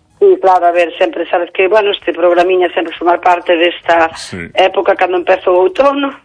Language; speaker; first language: Galician; native; Galician